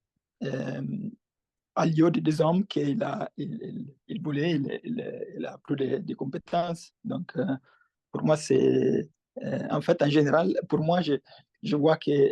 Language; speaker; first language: French; non-native, fluent; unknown